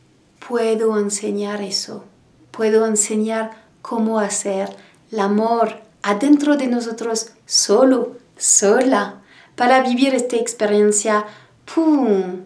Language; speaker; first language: Spanish; non-native, learner; French